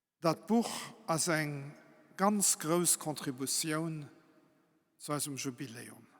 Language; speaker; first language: Luxembourgish; native; Luxembourgish